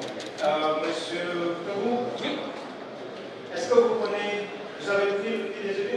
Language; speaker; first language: French; non-native, fluent; Indonesian